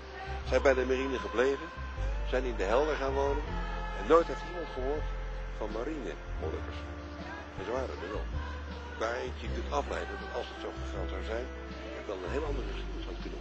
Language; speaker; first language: Dutch; native; Dutch